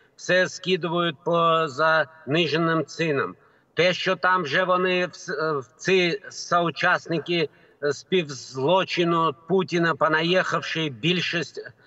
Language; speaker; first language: Ukrainian; non-native, local second language; Crimean Tatar